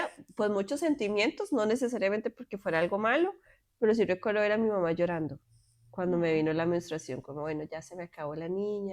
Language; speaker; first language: Spanish; native; Spanish